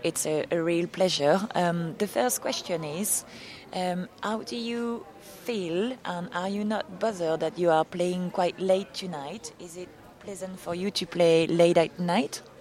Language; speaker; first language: English; non-native, fluent; French